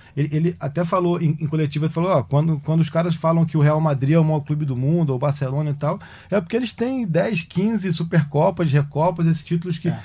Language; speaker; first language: Portuguese; native; Portuguese